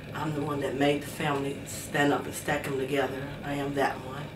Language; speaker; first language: English; native; English